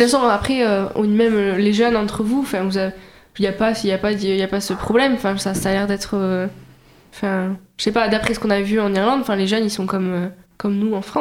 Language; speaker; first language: French; native; French